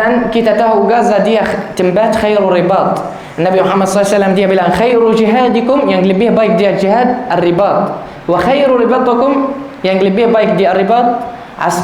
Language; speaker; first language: Indonesian; non-native, learner; Arabic